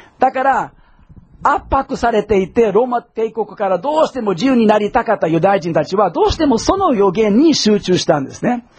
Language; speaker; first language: Japanese; non-native, fluent; English